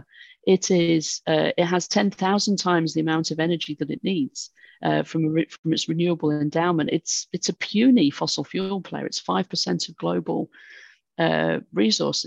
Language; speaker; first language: English; native; English